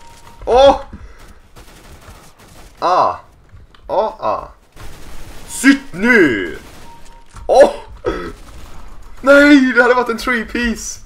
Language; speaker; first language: Swedish; native; Swedish